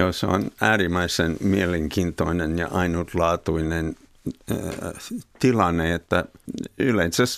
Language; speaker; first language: Finnish; non-native, fluent; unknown